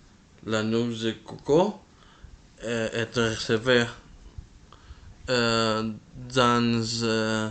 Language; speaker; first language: French; non-native, learner; Spanish